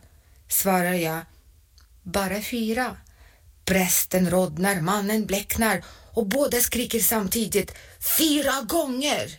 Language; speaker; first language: Swedish; non-native, fluent; Russian